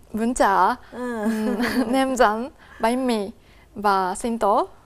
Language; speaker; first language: Vietnamese; non-native, fluent; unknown